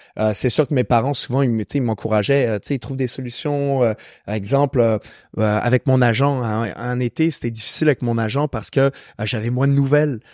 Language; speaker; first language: French; native; French